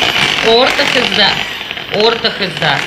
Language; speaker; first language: Turkish; non-native, learner; Russian